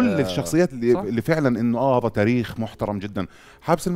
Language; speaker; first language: Arabic; native; Arabic